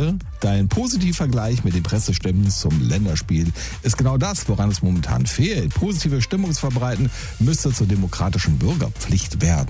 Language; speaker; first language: German; native; German